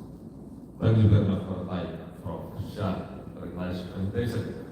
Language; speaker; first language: English; non-native, fluent; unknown